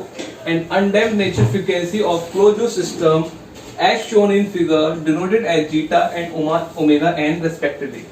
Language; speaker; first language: Hindi; native; Hindi